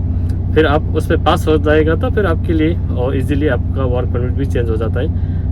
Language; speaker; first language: Hindi; non-native, learner; Nepali